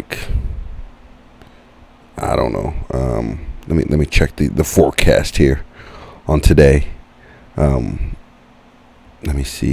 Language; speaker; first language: English; native; English